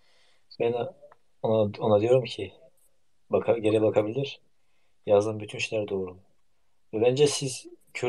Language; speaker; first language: Turkish; early bilingual, heritage; Turkish